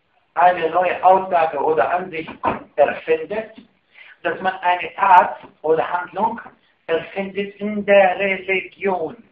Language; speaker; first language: German; non-native, fluent; Arabic